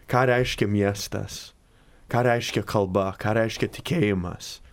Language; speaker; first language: Lithuanian; early bilingual, heritage; Lithuanian